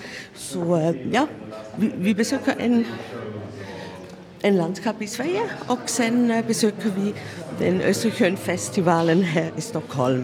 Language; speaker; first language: Swedish; non-native, learner; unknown